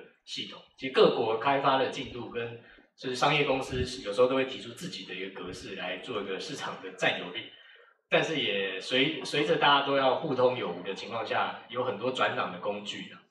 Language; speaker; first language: Chinese; native; Chinese